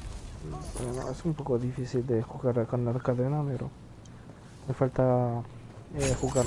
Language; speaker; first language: Spanish; non-native, learner; French